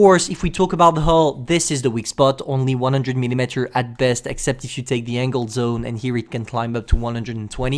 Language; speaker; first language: English; non-native, fluent; French